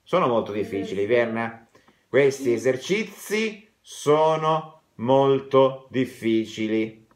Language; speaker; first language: Italian; non-native, fluent; Russian